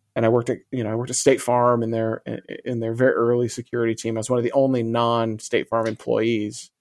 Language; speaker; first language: English; native; English